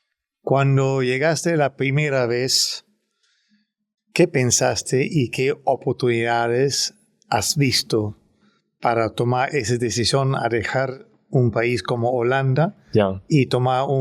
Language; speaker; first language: Spanish; non-native, fluent; Danish